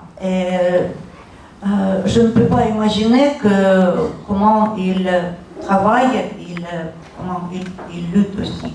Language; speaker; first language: French; non-native, fluent; Russian